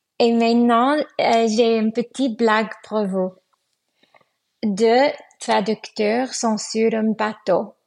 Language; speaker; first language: French; non-native, learner; English